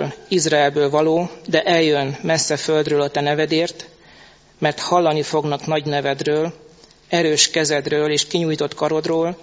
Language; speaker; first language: Hungarian; native; Hungarian